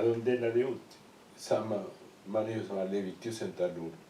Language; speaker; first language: Swedish; non-native, fluent; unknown